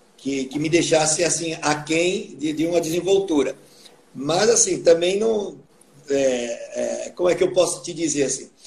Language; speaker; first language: Portuguese; native; Portuguese